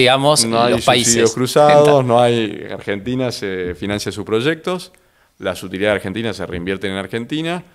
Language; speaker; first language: Spanish; native; Spanish